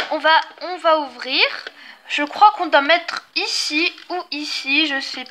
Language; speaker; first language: French; native; French